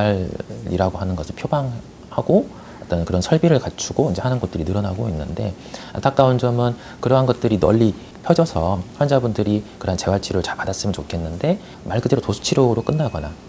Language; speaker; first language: Korean; native; Korean